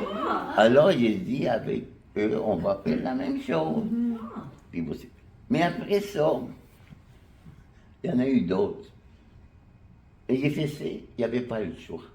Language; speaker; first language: French; non-native, fluent; Spanish